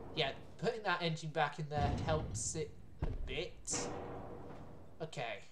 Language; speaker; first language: English; native; English